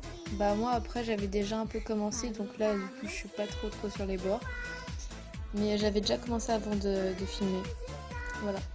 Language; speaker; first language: French; native; French